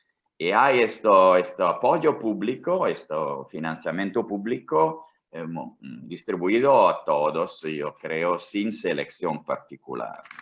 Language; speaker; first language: Spanish; non-native, fluent; Italian